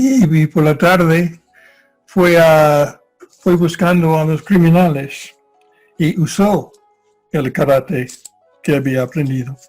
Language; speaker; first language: Spanish; non-native, fluent; English